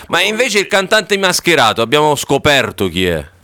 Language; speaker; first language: Italian; native; Italian